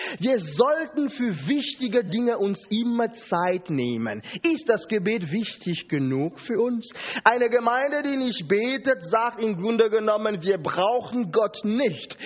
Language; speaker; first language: German; non-native, fluent; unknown